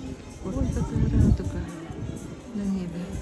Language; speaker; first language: Russian; native; Russian